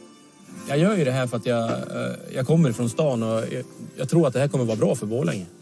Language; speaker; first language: Swedish; native; Swedish